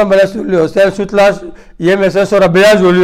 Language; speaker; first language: Turkish; non-native, learner; French